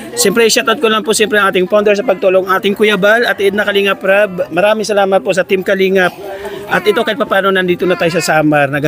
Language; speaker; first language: Filipino; non-native, local second language; Cebuano